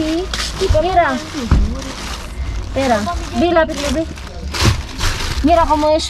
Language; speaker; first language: Spanish; non-native, learner; Filipino